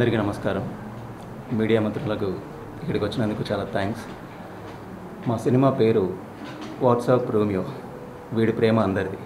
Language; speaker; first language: Telugu; native; Telugu